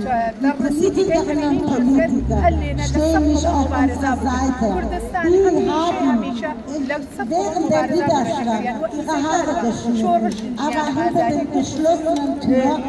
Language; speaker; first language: German; non-native, learner; Persian